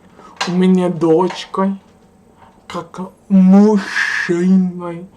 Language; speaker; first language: Russian; non-native, learner; English